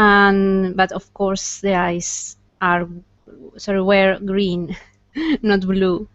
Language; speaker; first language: English; non-native, fluent; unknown